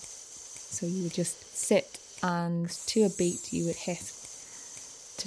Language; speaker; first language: English; native; English